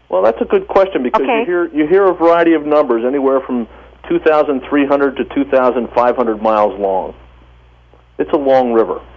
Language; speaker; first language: English; native; English